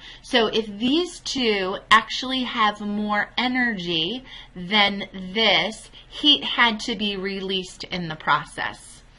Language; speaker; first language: English; native; English